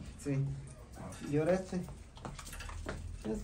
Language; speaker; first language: Spanish; native; Spanish